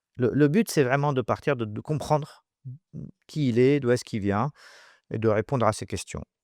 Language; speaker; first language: French; non-native, local second language; Arabic